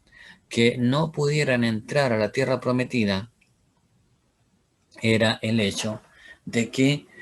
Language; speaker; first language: Spanish; native; Spanish